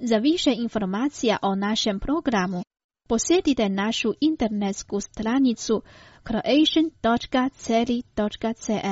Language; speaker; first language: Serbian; non-native, fluent; Chinese